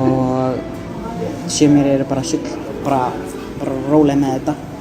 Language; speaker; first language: Icelandic; non-native, fluent; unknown